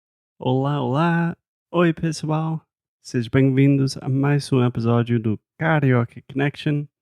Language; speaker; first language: Portuguese; non-native, fluent; English